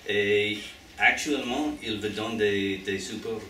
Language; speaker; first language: French; non-native, learner; English